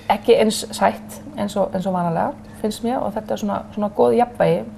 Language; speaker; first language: Icelandic; non-native, fluent; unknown